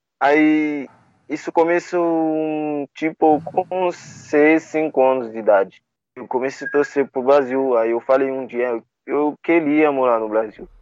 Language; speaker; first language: Portuguese; non-native, learner; Haitian Creole